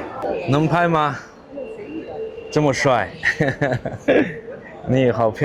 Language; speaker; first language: Chinese; non-native, fluent; Azerbaijani